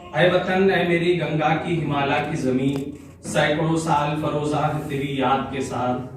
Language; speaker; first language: Urdu; native; Urdu